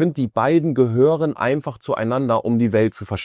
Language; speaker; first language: German; native; German